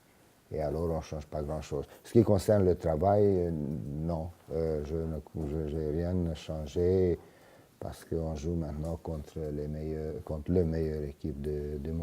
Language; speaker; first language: French; non-native, fluent; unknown